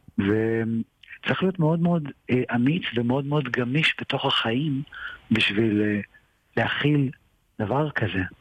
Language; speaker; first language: Hebrew; early bilingual, other home language; Georgian